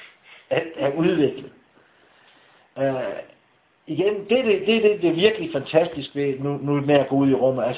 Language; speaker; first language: Danish; native; Danish